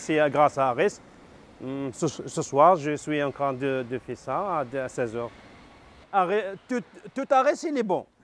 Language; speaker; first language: French; non-native, learner; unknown